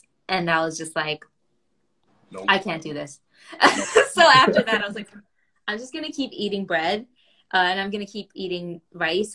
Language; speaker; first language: English; early bilingual, other home language; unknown